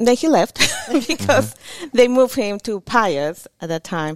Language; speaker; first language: English; non-native, fluent; Spanish